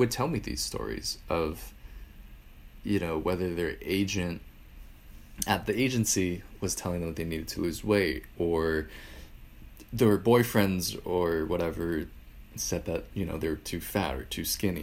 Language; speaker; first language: English; native; English